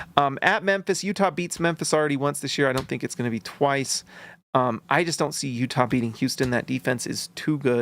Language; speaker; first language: English; native; English